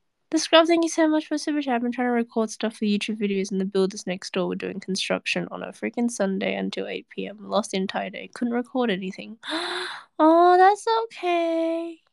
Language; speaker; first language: English; native; English